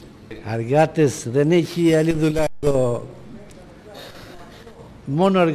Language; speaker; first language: Greek; non-native, learner; Albanian